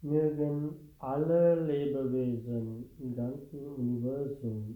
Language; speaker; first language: German; non-native, fluent; Sinhala